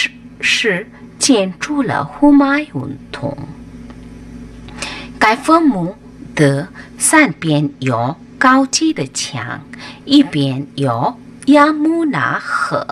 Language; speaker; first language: Chinese; non-native, fluent; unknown